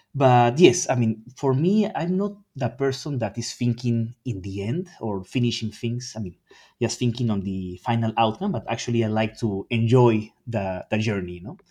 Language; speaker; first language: English; non-native, fluent; Spanish